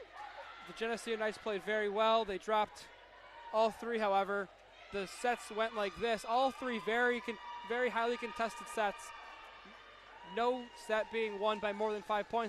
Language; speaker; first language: English; native; English